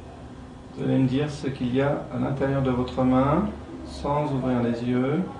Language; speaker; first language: French; native; French